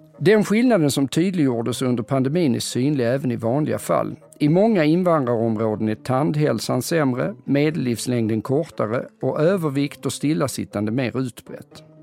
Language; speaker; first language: Swedish; native; Swedish